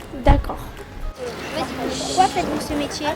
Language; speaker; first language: French; native; French